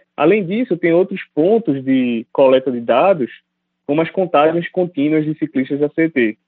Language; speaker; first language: Portuguese; native; Portuguese